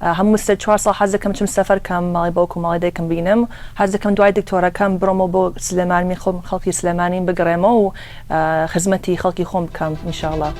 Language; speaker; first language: Central Kurdish; early bilingual, heritage; Central Kurdish